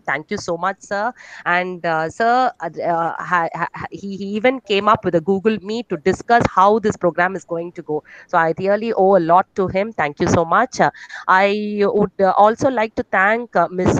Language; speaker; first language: English; non-native, local second language; Tamil